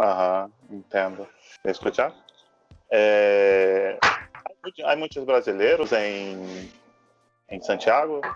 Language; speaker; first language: Spanish; non-native, learner; Portuguese